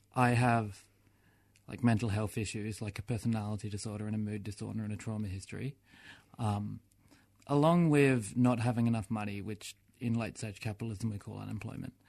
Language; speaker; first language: English; native; English